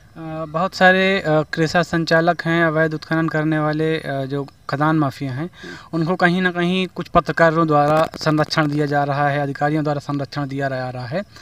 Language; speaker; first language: Hindi; native; Hindi